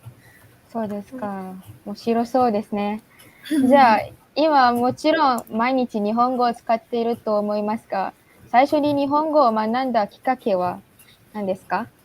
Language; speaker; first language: Japanese; non-native, learner; Malay